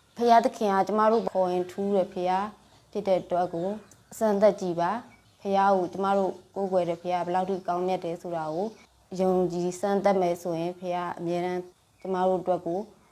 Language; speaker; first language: Burmese; non-native, local second language; S'gaw Karen